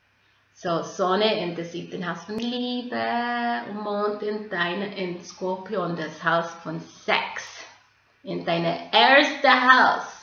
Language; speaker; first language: German; non-native, fluent; English